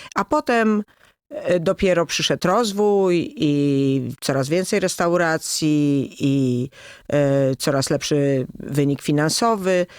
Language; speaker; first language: Polish; native; Polish